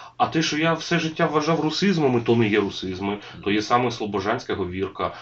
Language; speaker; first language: Ukrainian; non-native, local second language; Russian